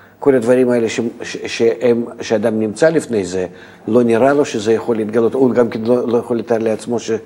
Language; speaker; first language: Hebrew; non-native, fluent; Russian